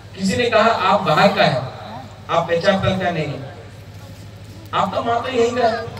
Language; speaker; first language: Hindi; non-native, local second language; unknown